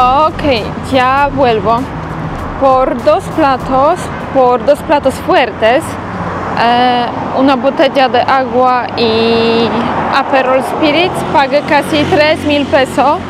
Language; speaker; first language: Spanish; non-native, fluent; Polish